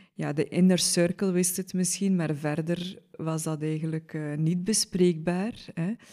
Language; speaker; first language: Dutch; native; Dutch